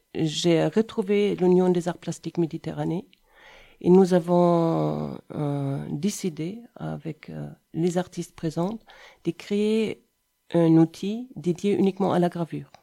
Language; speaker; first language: French; non-native, fluent; German